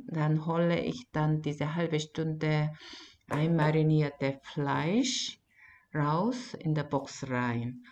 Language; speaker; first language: German; non-native, fluent; Korean